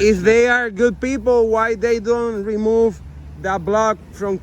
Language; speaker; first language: English; non-native, learner; Spanish